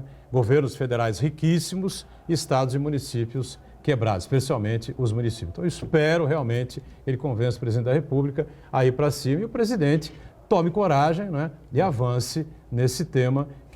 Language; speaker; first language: Portuguese; native; Portuguese